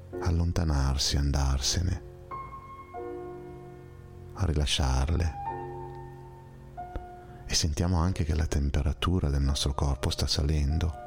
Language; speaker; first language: Italian; native; Italian